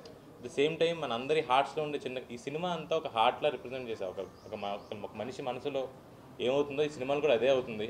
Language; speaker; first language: Telugu; native; Telugu